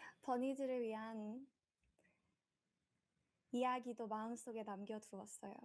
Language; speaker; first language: Korean; early bilingual, heritage; Korean